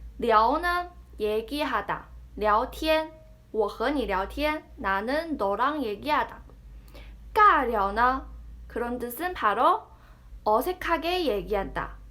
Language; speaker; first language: Korean; non-native, fluent; Chinese